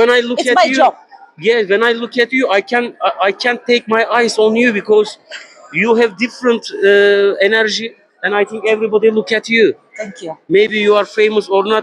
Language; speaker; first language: English; non-native, learner; Turkish